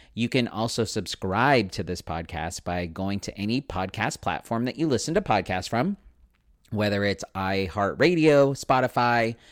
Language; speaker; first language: English; native; English